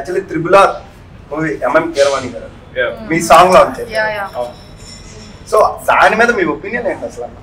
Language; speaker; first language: Telugu; native; Telugu